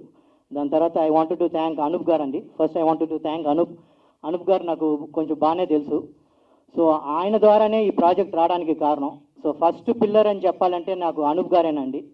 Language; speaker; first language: Telugu; native; Telugu